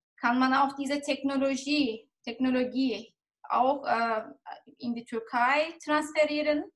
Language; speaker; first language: German; non-native, fluent; Turkish